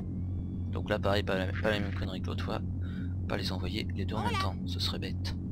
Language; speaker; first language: French; native; French